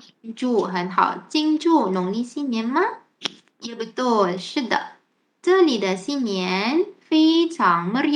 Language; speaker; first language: Chinese; non-native, fluent; Malay